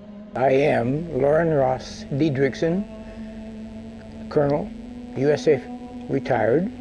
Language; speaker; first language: English; native; English